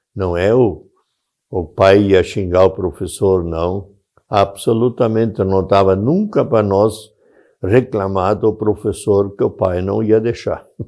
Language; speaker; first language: Portuguese; non-native, local second language; German